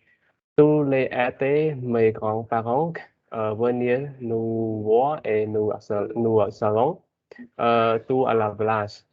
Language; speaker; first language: French; non-native, learner; Khmer